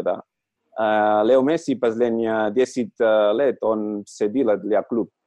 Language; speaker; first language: Russian; non-native, learner; Catalan